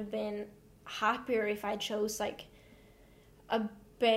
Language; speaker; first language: English; non-native, fluent; Norwegian